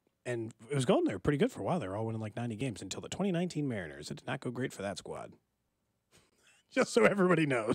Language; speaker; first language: English; native; English